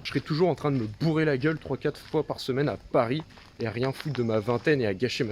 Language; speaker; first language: French; native; French